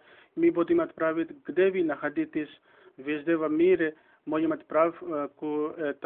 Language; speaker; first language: Russian; non-native, learner; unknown